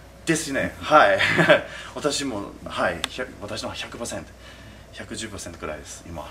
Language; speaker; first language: Japanese; non-native, fluent; English